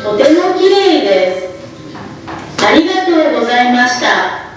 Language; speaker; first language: Japanese; non-native, learner; Indonesian